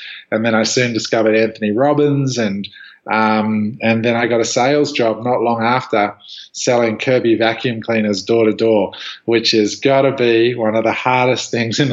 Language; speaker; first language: English; native; English